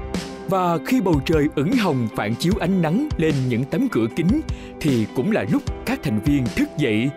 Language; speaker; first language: Vietnamese; native; Vietnamese